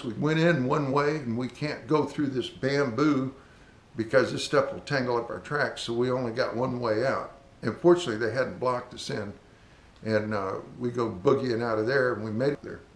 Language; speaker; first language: English; native; English